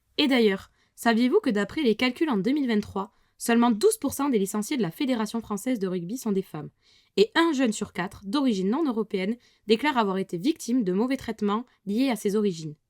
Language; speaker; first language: French; native; French